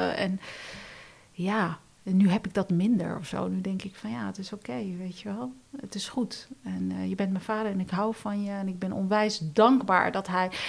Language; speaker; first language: Dutch; early bilingual, other home language; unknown